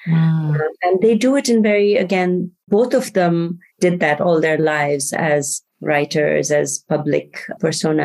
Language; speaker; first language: English; non-native, local second language; Bangla